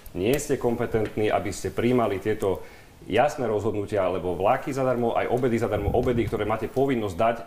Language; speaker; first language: Slovak; native; Slovak